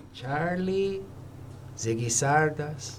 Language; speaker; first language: English; native; English